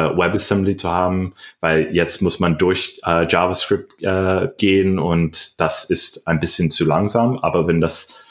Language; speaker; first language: German; non-native, learner; English